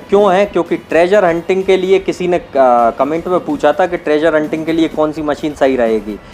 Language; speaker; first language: Hindi; native; Hindi